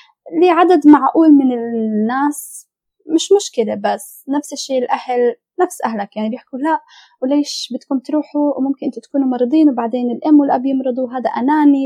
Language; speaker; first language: Arabic; native; Arabic